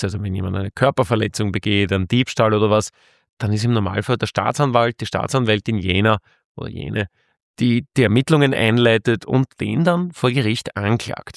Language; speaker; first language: German; native; German